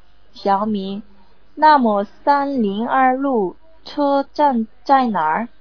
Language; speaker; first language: Chinese; non-native, learner; Korean